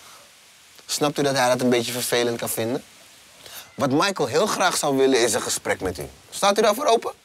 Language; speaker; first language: Dutch; native; Dutch